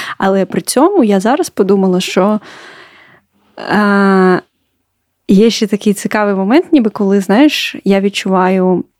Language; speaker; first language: Ukrainian; non-native, local second language; Russian